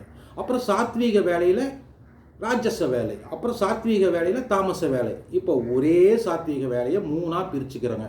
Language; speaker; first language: Tamil; native; Tamil